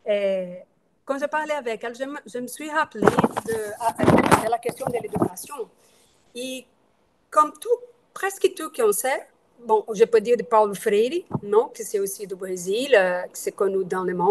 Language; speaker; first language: French; non-native, fluent; Portuguese